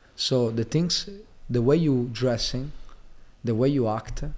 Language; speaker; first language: English; non-native, fluent; Italian